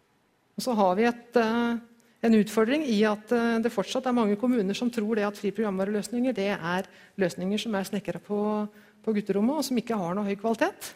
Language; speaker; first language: Norwegian; native; Norwegian